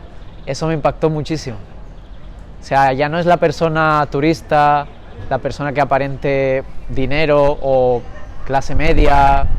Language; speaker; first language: Spanish; early bilingual, other home language; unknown